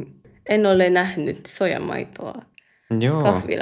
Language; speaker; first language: Finnish; non-native, learner; Japanese